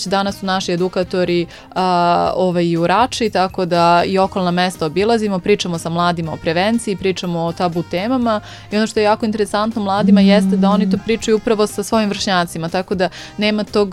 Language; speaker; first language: Serbian; native; Serbian